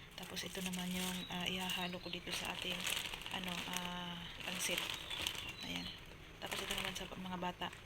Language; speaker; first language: Filipino; native; Filipino